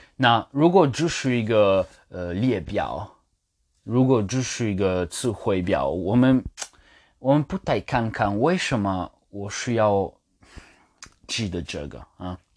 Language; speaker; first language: Chinese; non-native, learner; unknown